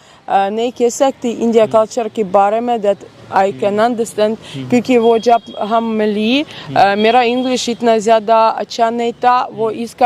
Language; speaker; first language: Hindi; non-native, learner; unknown